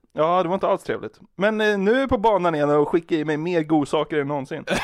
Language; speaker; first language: Swedish; native; Swedish